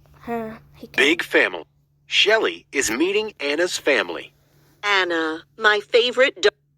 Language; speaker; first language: English; non-native, learner; Turkish